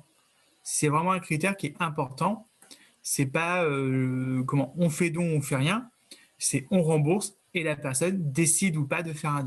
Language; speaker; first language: French; native; French